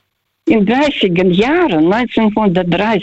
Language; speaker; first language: German; non-native, fluent; Russian